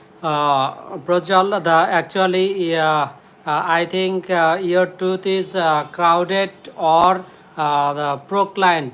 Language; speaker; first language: English; non-native, local second language; Bangla